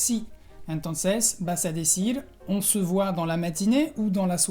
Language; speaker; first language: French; non-native, fluent; Spanish